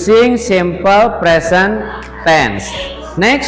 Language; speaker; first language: English; non-native, learner; Indonesian